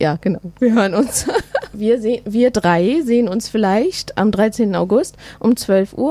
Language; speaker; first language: German; native; German